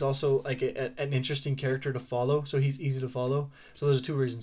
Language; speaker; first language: English; native; English